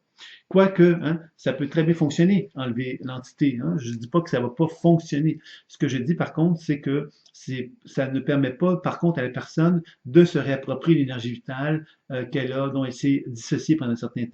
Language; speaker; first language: French; native; French